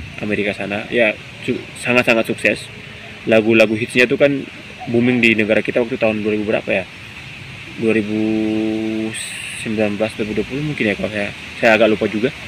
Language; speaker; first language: Indonesian; non-native, local second language; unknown